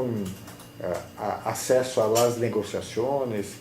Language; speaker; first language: Spanish; non-native, fluent; Portuguese